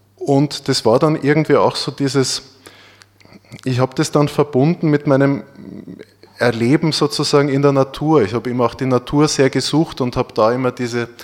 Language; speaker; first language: German; native; German